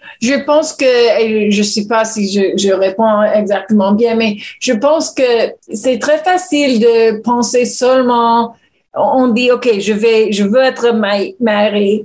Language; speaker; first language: French; non-native, learner; English